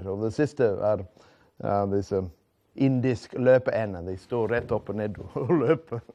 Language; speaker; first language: Norwegian; non-native, fluent; English